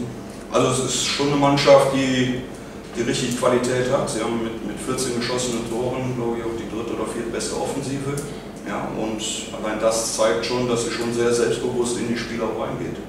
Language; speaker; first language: German; native; German